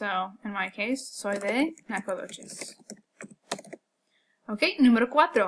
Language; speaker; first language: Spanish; non-native, fluent; English